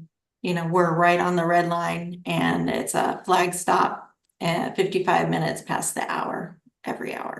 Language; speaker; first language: English; native; English